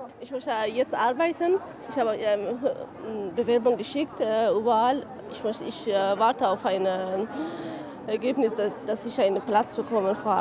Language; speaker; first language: German; non-native, learner; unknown